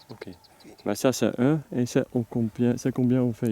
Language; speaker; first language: French; non-native, learner; Dutch